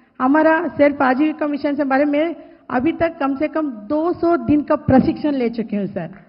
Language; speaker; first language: Hindi; non-native, local second language; Telugu